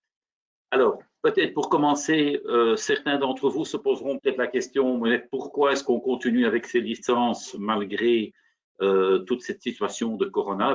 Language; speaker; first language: French; native; French